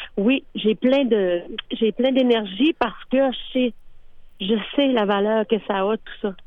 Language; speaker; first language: French; native; French